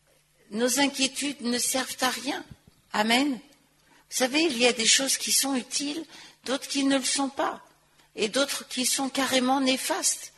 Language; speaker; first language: French; native; French